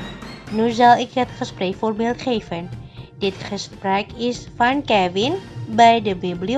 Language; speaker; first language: Dutch; non-native, fluent; Indonesian